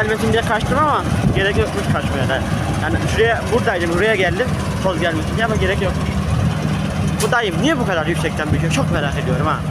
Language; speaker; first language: Turkish; native; Turkish